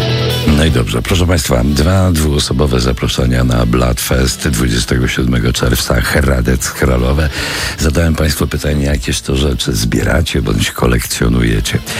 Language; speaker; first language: Polish; native; Polish